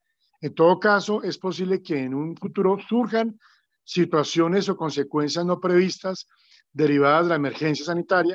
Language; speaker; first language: Spanish; native; Spanish